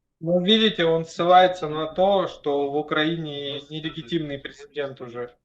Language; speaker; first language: Russian; native; Russian